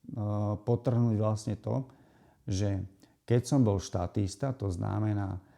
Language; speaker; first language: Slovak; native; Slovak